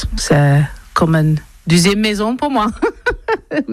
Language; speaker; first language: French; non-native, learner; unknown